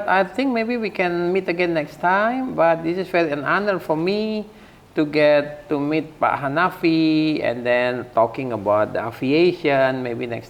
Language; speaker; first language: English; non-native, fluent; Indonesian